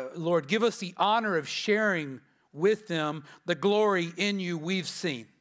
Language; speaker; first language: English; native; English